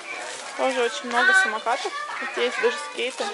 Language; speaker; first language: Russian; native; Russian